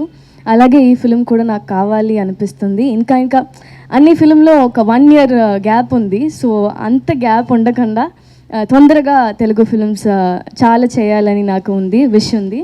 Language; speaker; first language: Telugu; non-native, learner; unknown